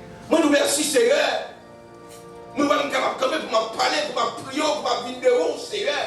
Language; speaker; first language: French; non-native, local second language; Haitian Creole